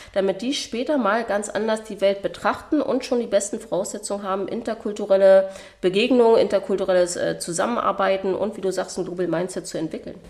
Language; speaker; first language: German; native; German